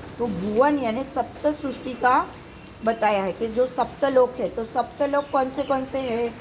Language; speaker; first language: Hindi; non-native, local second language; Marathi